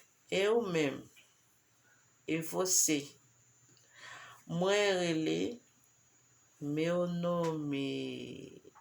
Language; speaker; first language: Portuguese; non-native, learner; Haitian Creole